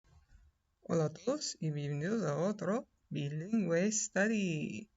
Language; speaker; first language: Spanish; non-native, fluent; English